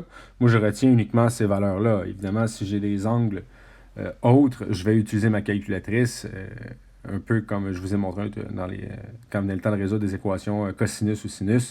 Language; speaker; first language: French; native; French